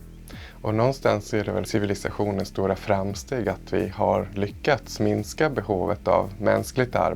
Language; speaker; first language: Swedish; native; Swedish